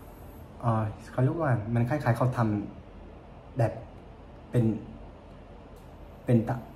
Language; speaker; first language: Thai; non-native, fluent; Vietnamese